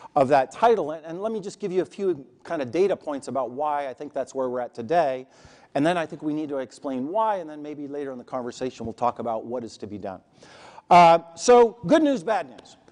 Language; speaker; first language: English; native; English